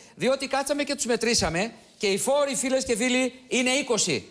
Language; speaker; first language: Greek; native; Greek